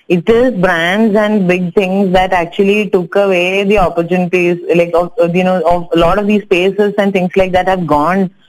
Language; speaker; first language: English; non-native, local second language; Tamil